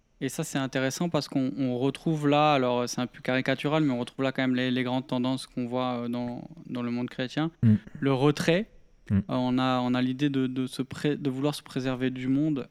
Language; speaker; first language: French; native; French